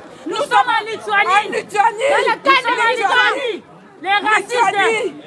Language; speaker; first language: French; non-native, local second language; Lingala